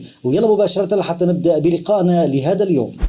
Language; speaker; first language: Arabic; native; Arabic